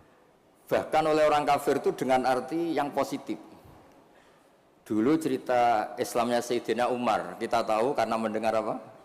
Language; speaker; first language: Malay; non-native, local second language; Javanese